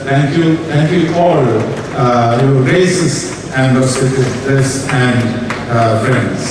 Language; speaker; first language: English; non-native, local second language; Malayalam